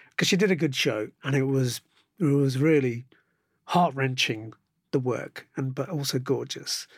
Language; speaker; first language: English; native; English